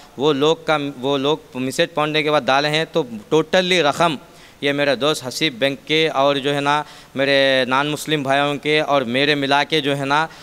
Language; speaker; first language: Hindi; non-native, local second language; Urdu